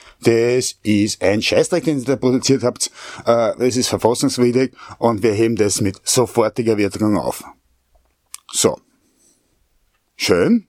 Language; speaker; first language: German; native; German